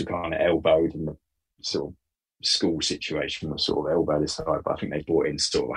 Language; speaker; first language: English; native; English